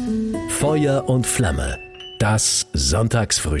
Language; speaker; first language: German; native; German